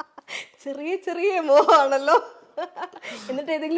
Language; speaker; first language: Malayalam; native; Malayalam